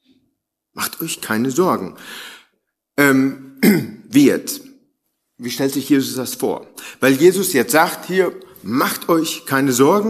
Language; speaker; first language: German; native; German